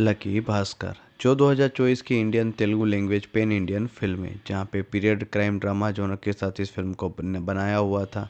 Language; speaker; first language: Hindi; native; Hindi